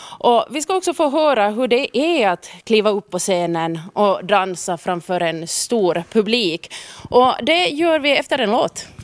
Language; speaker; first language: Swedish; native; Swedish